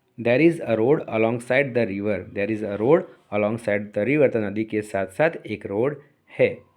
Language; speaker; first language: Hindi; native; Hindi